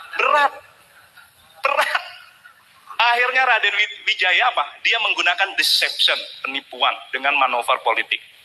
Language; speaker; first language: Indonesian; native; Indonesian